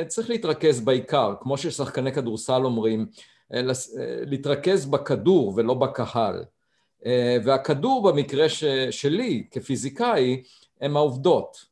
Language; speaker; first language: Hebrew; native; Hebrew